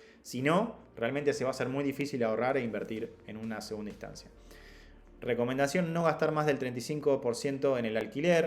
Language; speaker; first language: Spanish; native; Spanish